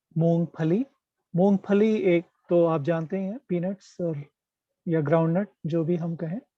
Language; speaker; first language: Hindi; native; Hindi